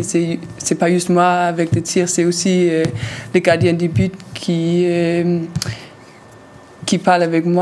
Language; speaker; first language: French; non-native, learner; Danish